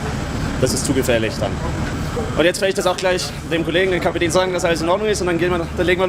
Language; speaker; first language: German; native; German